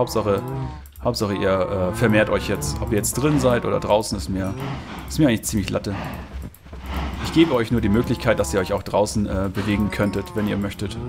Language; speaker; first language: German; native; German